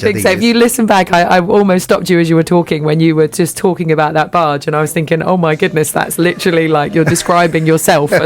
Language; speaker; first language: English; native; English